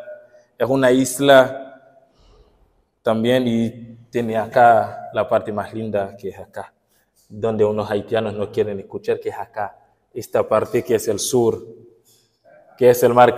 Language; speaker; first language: Spanish; non-native, fluent; Haitian Creole